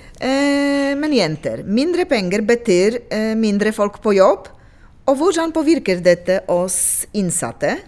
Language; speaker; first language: Norwegian; non-native, local second language; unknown